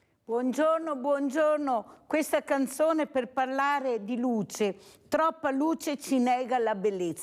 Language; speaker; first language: Italian; native; Italian